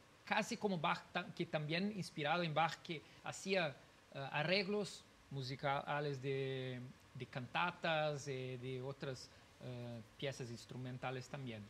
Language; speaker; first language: Spanish; non-native, learner; Portuguese